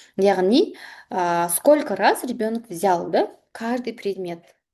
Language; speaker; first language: Russian; non-native, local second language; Kazakh